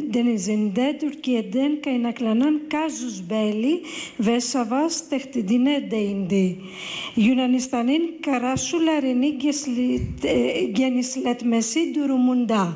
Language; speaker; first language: Turkish; non-native, fluent; Greek